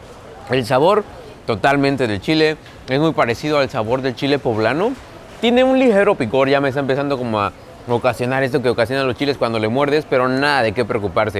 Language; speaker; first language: Spanish; native; Spanish